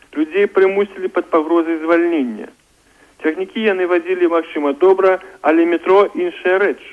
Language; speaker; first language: Belarusian; native; Belarusian